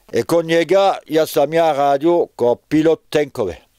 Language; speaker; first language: Croatian; non-native, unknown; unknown